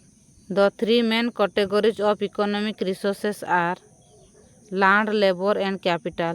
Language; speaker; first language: English; non-native, local second language; Odia